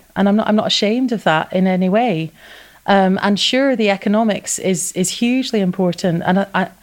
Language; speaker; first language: English; native; English